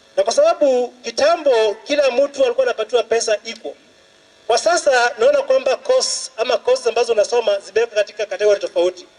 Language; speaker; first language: Swahili; non-native, local second language; Luo (Kenya and Tanzania)